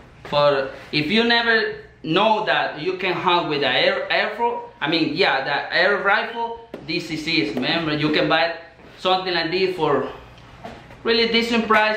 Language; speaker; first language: English; non-native, learner; Spanish